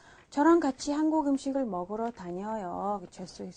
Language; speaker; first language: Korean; non-native, fluent; Mongolian